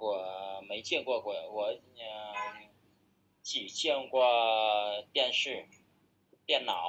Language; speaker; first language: Chinese; non-native, learner; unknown